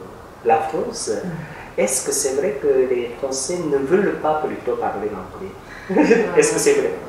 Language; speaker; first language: French; non-native, fluent; Japanese